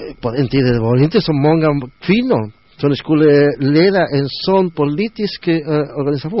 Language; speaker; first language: Swedish; non-native, learner; Spanish